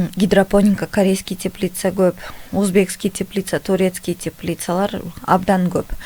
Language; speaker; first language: Russian; non-native, local second language; Kyrgyz